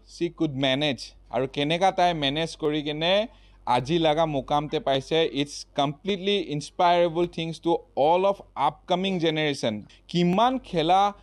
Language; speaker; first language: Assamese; non-native, local second language; Hindi